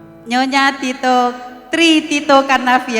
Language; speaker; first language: Indonesian; native; Indonesian